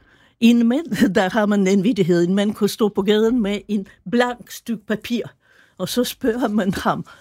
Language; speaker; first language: Danish; non-native, fluent; Russian